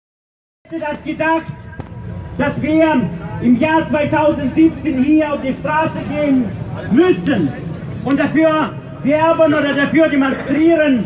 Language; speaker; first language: German; non-native, fluent; Russian